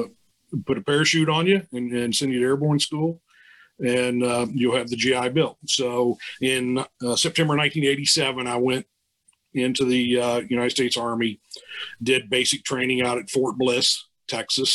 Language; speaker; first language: English; native; English